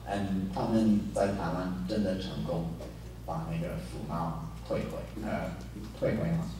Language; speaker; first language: Chinese; non-native, fluent; English